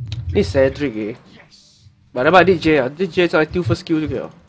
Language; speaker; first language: English; non-native, local second language; Chinese